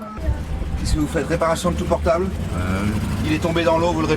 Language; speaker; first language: French; native; French